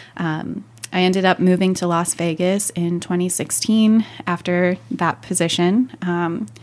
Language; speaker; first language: English; native; English